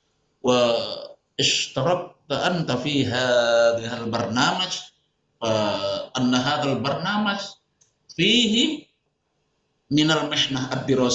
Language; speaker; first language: Arabic; non-native, fluent; Indonesian